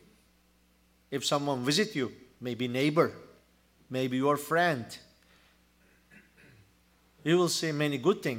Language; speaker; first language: English; non-native, learner; Turkish